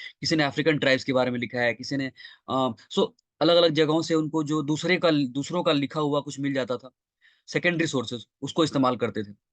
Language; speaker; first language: Hindi; non-native, local second language; Bangla